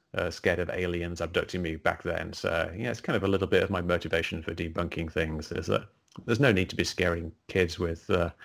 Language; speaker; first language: English; native; English